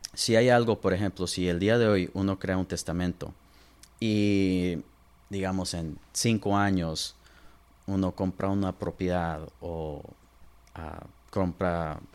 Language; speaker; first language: Spanish; early bilingual, heritage; Spanish